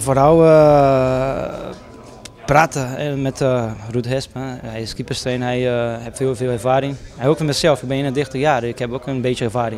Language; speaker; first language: Dutch; non-native, fluent; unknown